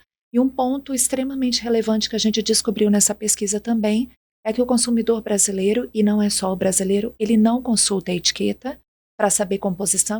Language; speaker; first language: Portuguese; native; Portuguese